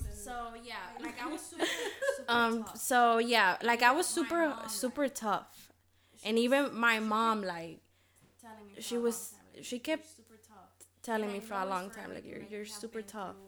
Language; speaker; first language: English; early bilingual, other home language; Spanish